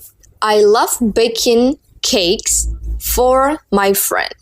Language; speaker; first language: English; non-native, learner; Burmese